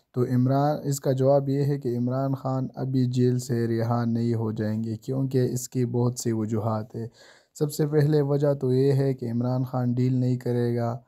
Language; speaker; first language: Urdu; non-native, local second language; Pashto